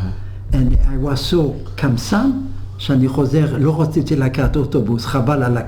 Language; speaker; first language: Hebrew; non-native, fluent; French